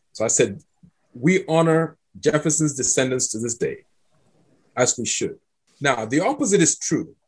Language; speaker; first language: English; non-native, local second language; Akan